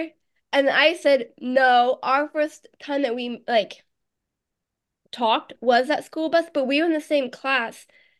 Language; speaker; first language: English; early bilingual, other home language; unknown